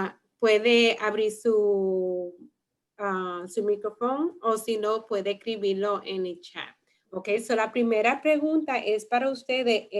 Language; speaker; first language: Spanish; early bilingual, heritage; Spanish